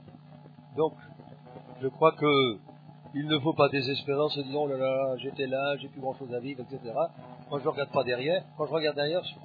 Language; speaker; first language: French; native; French